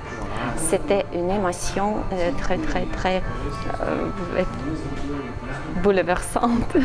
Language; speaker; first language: French; non-native, fluent; Russian